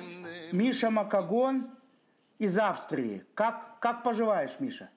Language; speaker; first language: Russian; native; Russian